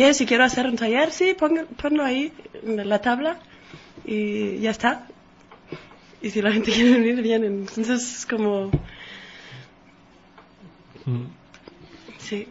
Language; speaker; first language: Spanish; non-native, fluent; Danish